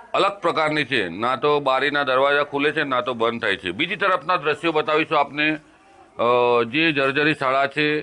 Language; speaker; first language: Gujarati; native; Gujarati